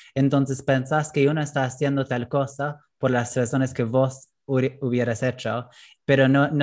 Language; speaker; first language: Spanish; non-native, fluent; English